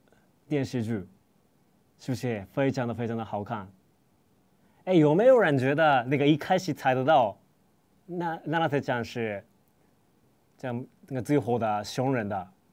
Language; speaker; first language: Chinese; non-native, fluent; Japanese